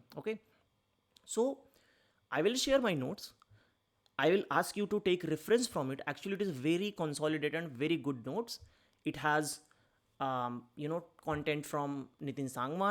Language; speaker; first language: English; non-native, local second language; Hindi